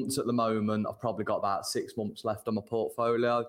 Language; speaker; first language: English; native; English